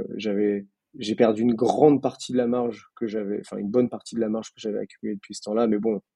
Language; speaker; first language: French; native; French